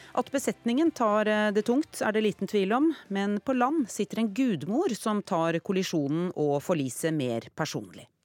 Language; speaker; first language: Norwegian; native; Norwegian